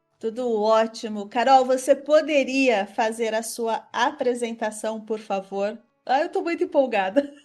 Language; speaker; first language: Portuguese; native; Portuguese